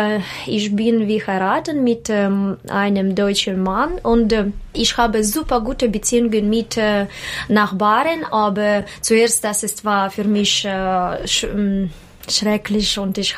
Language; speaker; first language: German; non-native, learner; Russian